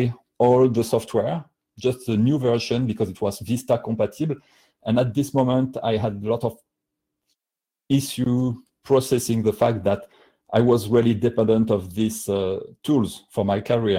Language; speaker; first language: English; non-native, fluent; French